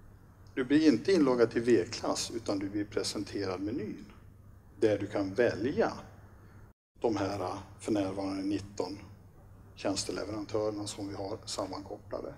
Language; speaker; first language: Swedish; native; Swedish